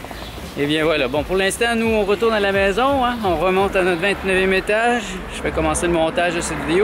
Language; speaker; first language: French; native; French